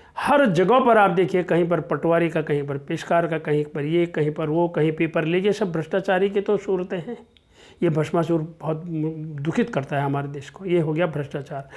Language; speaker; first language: Hindi; non-native, local second language; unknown